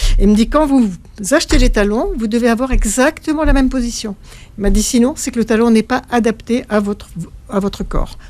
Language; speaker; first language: French; native; French